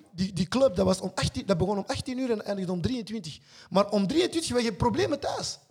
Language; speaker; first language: Dutch; early bilingual, other home language; French